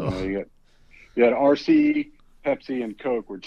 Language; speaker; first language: English; native; English